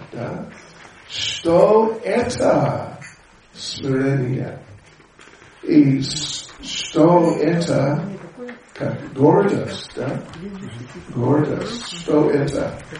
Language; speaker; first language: Russian; non-native, learner; English